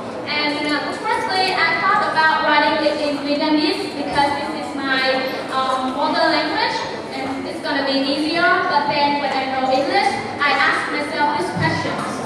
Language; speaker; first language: English; non-native, learner; Vietnamese